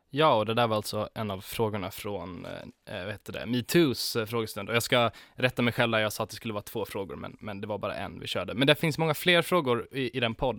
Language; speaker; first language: Swedish; native; Swedish